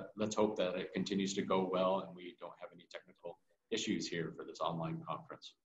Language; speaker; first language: English; native; English